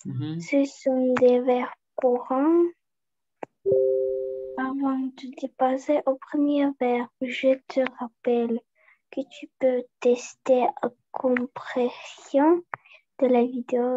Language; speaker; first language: French; non-native, learner; Russian